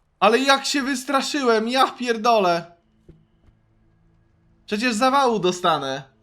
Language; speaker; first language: Polish; native; Polish